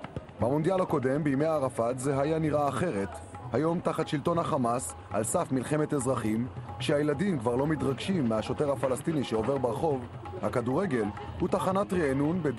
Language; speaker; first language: Hebrew; native; Hebrew